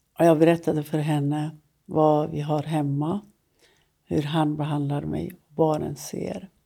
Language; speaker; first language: Swedish; non-native, fluent; Persian